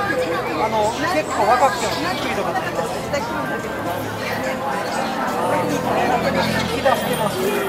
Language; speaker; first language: Japanese; native; Japanese